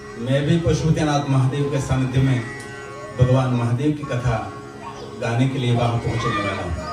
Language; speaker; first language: Hindi; non-native, local second language; Gujarati